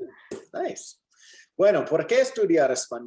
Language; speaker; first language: Spanish; non-native, fluent; English